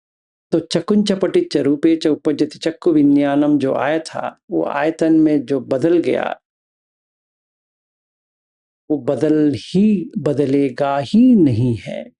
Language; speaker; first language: Hindi; native; Hindi